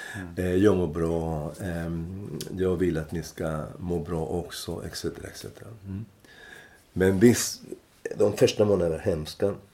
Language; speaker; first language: Swedish; non-native, fluent; Spanish